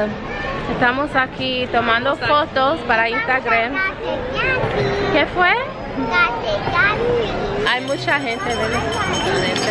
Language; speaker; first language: Spanish; non-native, fluent; English